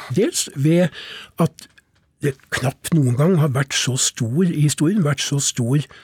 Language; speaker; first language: Norwegian; native; Norwegian